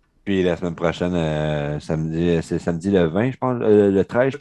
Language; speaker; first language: French; native; French